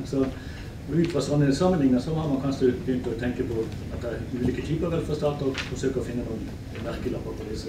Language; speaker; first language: Norwegian; native; Norwegian